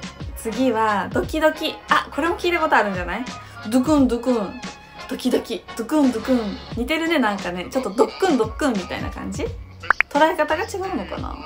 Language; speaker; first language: Japanese; native; Japanese